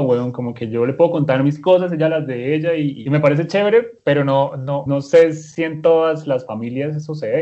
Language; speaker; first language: Spanish; native; Spanish